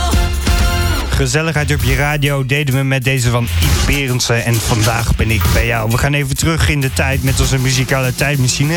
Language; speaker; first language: Dutch; native; Dutch